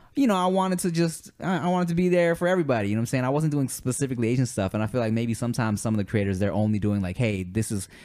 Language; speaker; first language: English; native; English